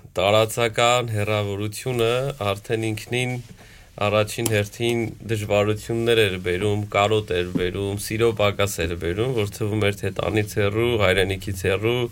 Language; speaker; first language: Armenian; native; Armenian